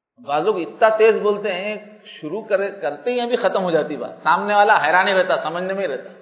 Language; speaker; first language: Urdu; native; Urdu